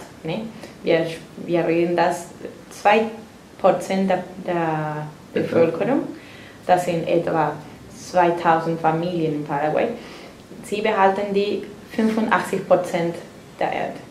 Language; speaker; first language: German; non-native, fluent; Spanish